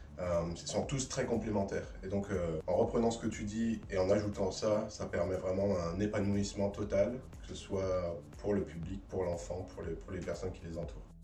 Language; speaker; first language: French; native; French